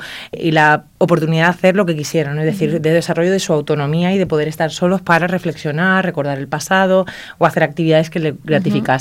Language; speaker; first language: Spanish; native; Spanish